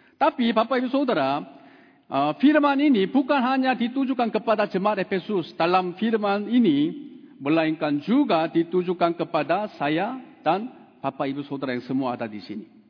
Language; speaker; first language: Indonesian; non-native, fluent; Korean